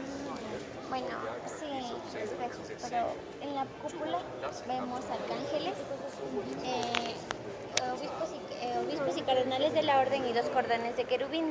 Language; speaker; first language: Spanish; native; Spanish